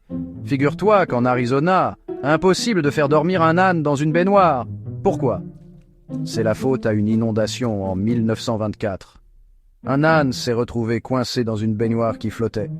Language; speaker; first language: French; native; French